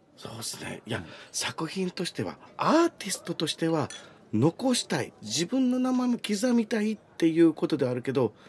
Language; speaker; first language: Japanese; native; Japanese